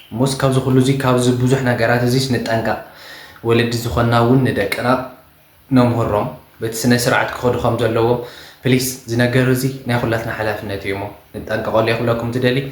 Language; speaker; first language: Tigrinya; native; Tigrinya